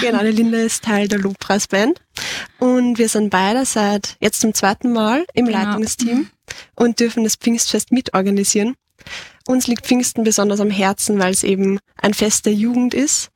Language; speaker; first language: German; native; German